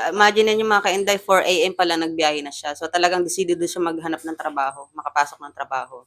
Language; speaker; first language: Filipino; native; Filipino